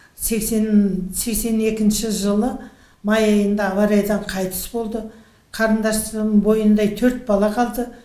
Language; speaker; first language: Kazakh; native; Kazakh